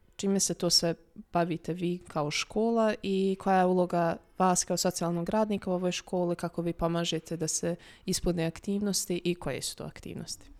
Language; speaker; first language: Croatian; native; Croatian